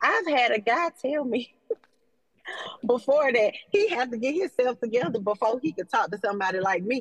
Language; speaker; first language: English; native; English